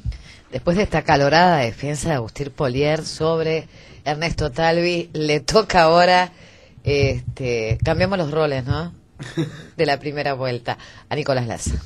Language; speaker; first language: Spanish; native; Spanish